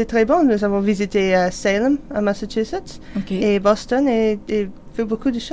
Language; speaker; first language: French; non-native, learner; English